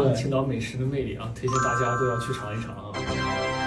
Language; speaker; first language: Chinese; native; Chinese